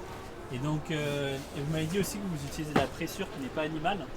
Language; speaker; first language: French; native; French